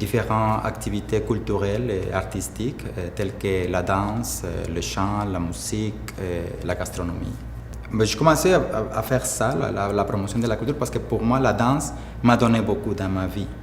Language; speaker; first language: French; non-native, fluent; Spanish